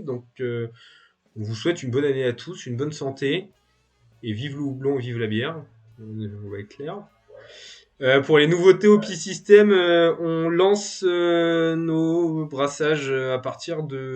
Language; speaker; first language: French; native; French